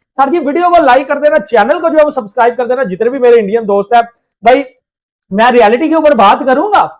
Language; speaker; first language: Urdu; non-native, local second language; Punjabi